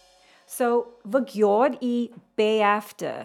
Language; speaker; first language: Danish; non-native, learner; English